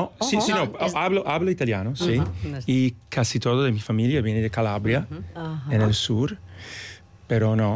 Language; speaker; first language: Spanish; non-native, learner; English